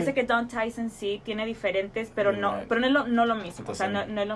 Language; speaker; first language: Spanish; early bilingual, heritage; Spanish